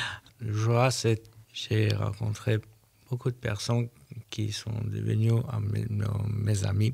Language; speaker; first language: French; non-native, learner; Armenian